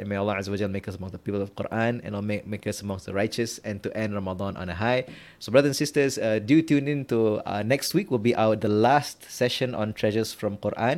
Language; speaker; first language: English; non-native, local second language; Malay